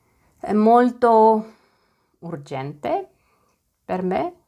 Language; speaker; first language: Italian; non-native, learner; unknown